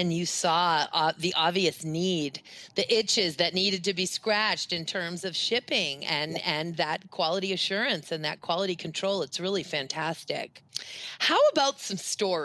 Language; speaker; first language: English; native; English